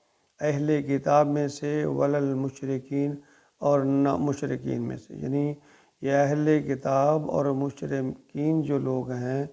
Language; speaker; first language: Urdu; native; Urdu